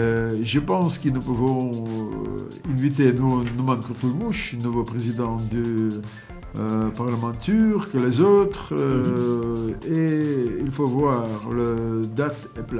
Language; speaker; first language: French; non-native, fluent; Russian